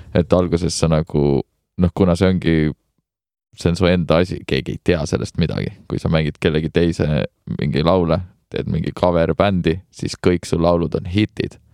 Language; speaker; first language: Estonian; native; Estonian